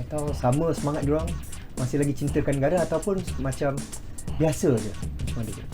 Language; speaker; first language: Malay; native; Malay